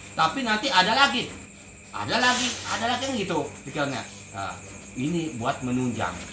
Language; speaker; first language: Indonesian; non-native, local second language; Javanese